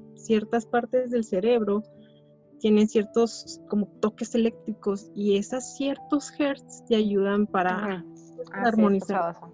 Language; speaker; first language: Spanish; native; Spanish